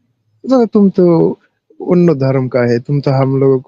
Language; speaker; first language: Hindi; non-native, learner; Bangla